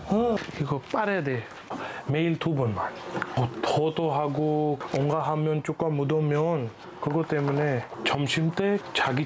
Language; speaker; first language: Korean; non-native, learner; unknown